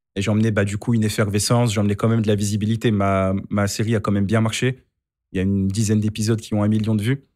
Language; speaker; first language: French; native; French